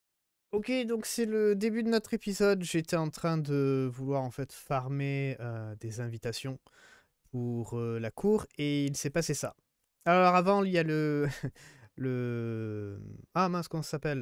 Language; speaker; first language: French; native; French